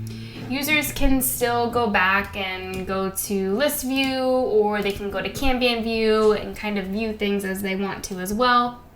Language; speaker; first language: English; native; English